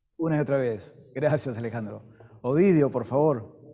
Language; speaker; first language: Spanish; native; Spanish